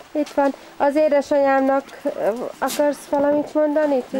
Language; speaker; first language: Hungarian; early bilingual, heritage; Hungarian